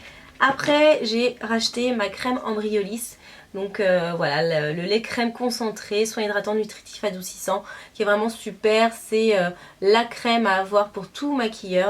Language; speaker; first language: French; native; French